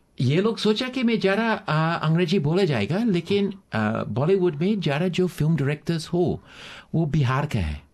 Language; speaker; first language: Hindi; non-native, fluent; English